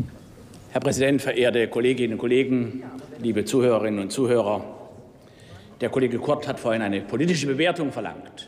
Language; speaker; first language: German; native; German